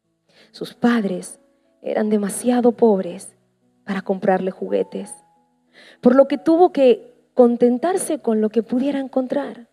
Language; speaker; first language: Spanish; native; Spanish